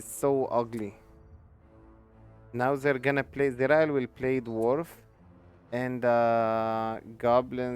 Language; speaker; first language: English; non-native, fluent; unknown